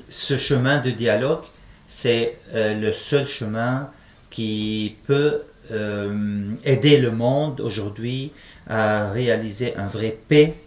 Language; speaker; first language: French; non-native, fluent; Arabic